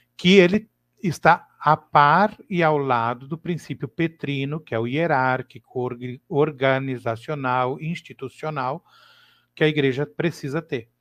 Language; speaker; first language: Portuguese; native; Portuguese